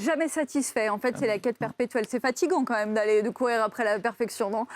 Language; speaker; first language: French; native; French